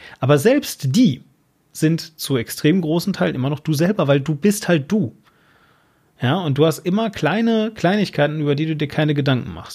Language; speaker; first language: German; native; German